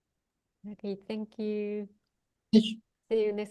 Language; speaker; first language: English; non-native, learner; Chinese